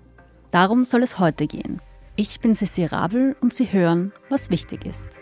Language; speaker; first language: German; native; German